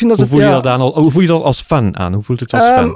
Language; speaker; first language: Dutch; native; Dutch